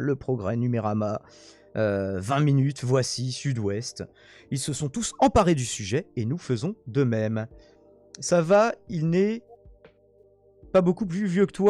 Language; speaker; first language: French; native; French